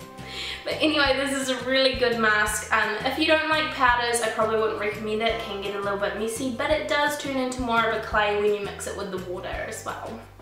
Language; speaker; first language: English; native; English